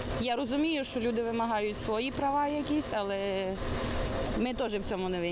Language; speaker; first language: Ukrainian; native; Ukrainian